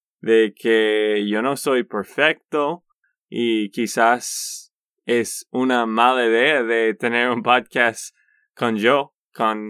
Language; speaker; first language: Spanish; non-native, learner; English